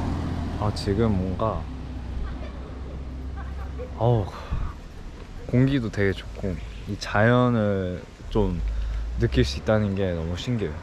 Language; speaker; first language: Korean; early bilingual, heritage; English